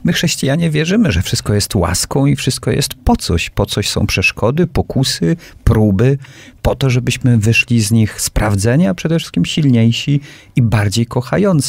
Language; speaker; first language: Polish; native; Polish